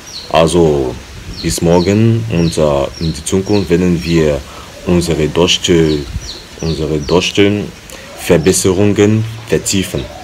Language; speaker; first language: German; non-native, learner; French